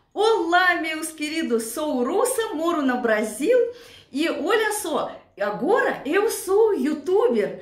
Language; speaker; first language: Portuguese; non-native, fluent; Russian